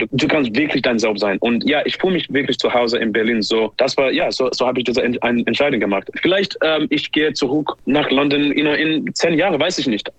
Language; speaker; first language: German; non-native, learner; English